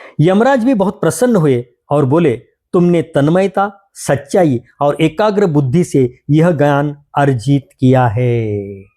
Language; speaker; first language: Hindi; non-native, local second language; Marathi